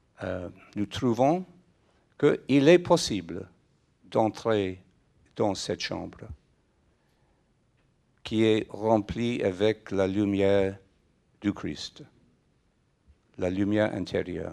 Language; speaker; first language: French; non-native, fluent; English